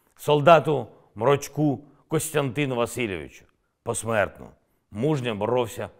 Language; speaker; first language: Ukrainian; native; Ukrainian